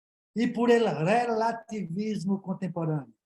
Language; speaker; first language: Spanish; non-native, learner; Portuguese